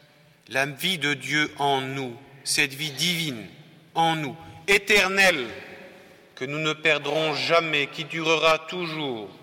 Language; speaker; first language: French; native; French